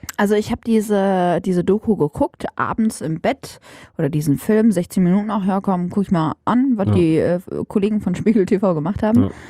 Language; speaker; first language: German; early bilingual, other home language; Arabic